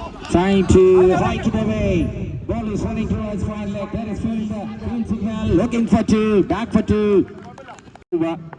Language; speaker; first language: English; non-native, local second language; Malayalam